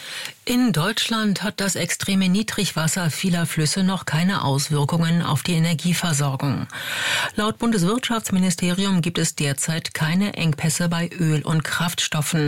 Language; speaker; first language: German; native; German